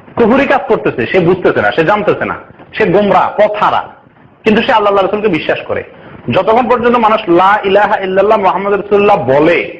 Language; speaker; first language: Bangla; native; Bangla